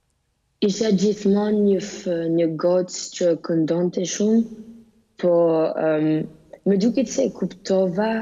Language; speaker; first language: Albanian; early bilingual, heritage; Albanian